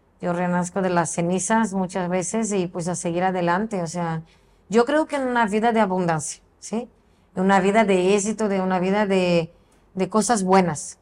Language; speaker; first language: Spanish; non-native, fluent; Portuguese